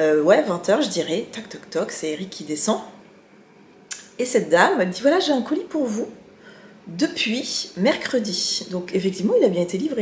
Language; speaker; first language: French; native; French